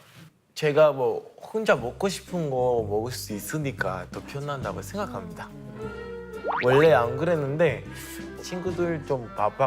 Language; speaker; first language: Korean; non-native, learner; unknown